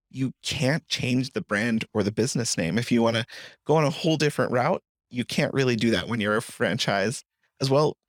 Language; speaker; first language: English; native; English